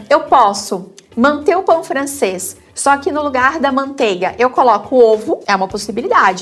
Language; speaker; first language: Portuguese; native; Portuguese